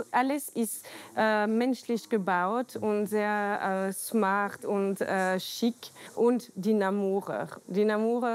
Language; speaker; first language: German; non-native, learner; French